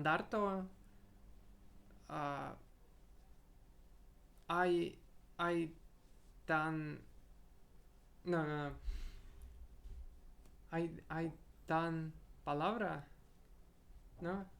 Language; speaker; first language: Spanish; non-native, learner; Russian